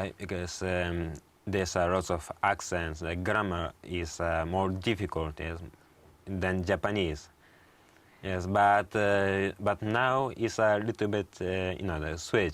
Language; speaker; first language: English; non-native, learner; Japanese